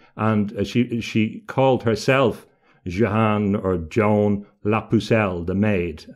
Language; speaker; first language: English; native; English